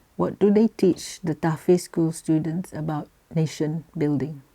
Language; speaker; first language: English; non-native, local second language; Malay